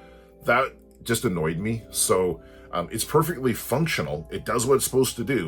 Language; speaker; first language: English; native; English